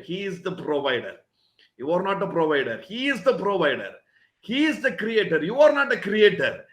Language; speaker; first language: English; non-native, local second language; Tamil